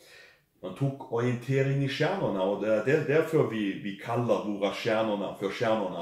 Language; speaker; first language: Swedish; non-native, fluent; German